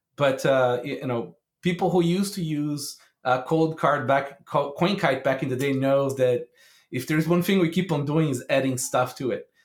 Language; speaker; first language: English; non-native, fluent; Portuguese